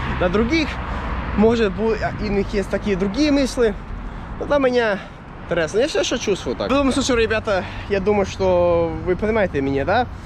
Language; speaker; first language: Russian; non-native, learner; English